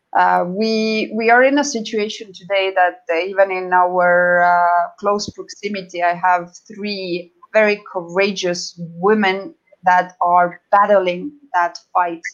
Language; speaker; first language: English; non-native, fluent; Estonian